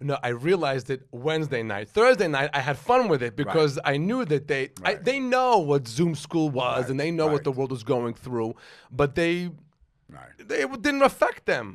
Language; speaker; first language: English; native; English